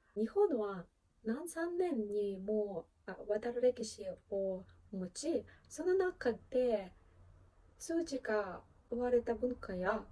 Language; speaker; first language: Japanese; non-native, fluent; Ukrainian